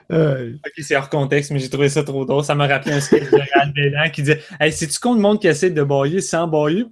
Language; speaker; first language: French; native; French